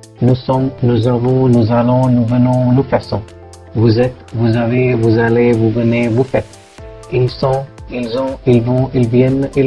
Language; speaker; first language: French; non-native, fluent; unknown